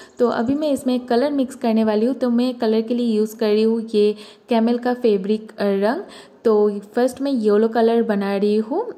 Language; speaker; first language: Hindi; non-native, local second language; Bangla